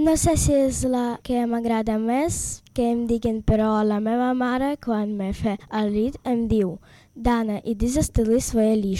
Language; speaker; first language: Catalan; early bilingual, other home language; Ukrainian